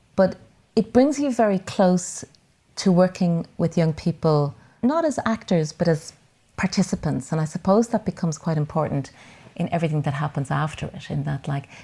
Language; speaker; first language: English; native; English